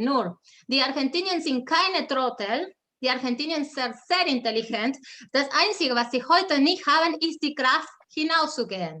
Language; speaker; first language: German; non-native, fluent; Spanish